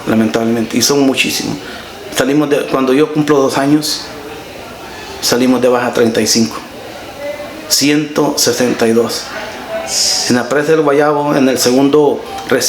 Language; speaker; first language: Spanish; native; Spanish